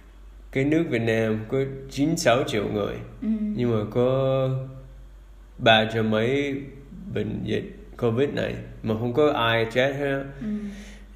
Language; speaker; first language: Vietnamese; early bilingual, heritage; English